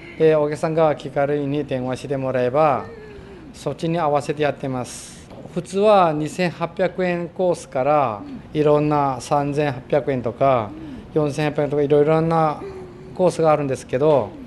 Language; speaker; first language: Japanese; non-native, fluent; Chinese